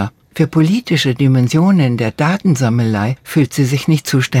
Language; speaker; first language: German; native; German